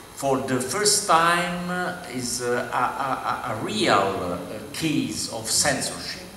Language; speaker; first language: English; non-native, learner; Italian